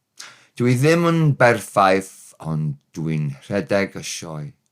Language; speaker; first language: Welsh; non-native, learner; English